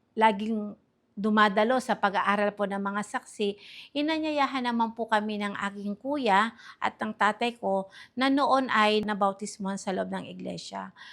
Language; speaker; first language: Filipino; native; Filipino